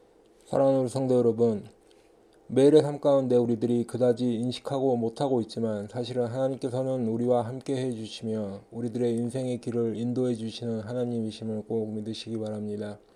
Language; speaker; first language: Korean; native; Korean